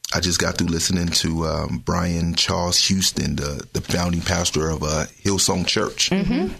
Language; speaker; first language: English; native; English